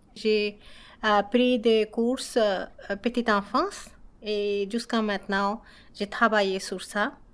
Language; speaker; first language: French; non-native, learner; Bangla